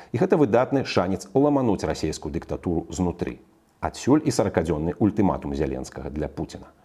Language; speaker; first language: Belarusian; native; Belarusian